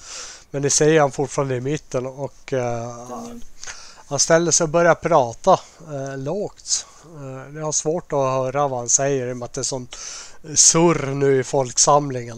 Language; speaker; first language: Swedish; native; Swedish